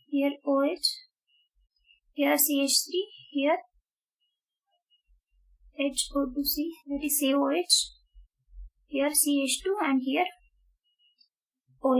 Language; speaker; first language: English; non-native, local second language; Marathi